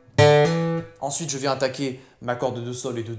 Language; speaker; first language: French; native; French